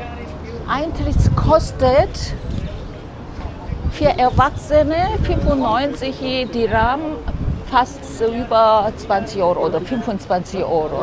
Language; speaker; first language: German; non-native, fluent; Korean